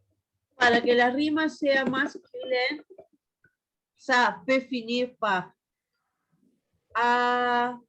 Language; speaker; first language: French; non-native, fluent; Spanish